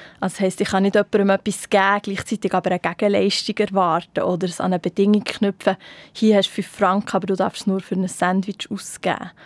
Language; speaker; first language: German; native; German